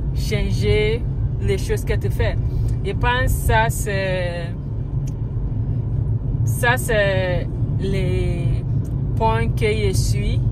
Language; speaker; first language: French; non-native, learner; English